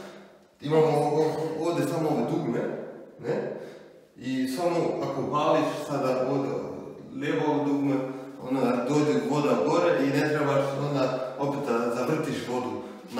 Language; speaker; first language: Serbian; early bilingual, heritage; Serbian